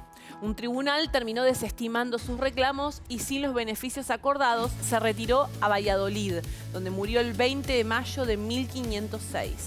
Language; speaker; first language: Spanish; native; Spanish